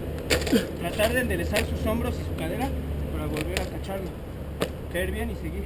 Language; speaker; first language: Spanish; native; Spanish